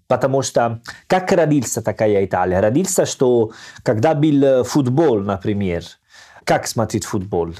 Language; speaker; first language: Russian; non-native, fluent; Italian